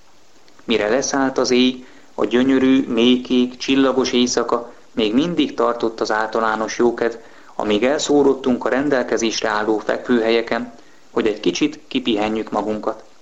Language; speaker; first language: Hungarian; native; Hungarian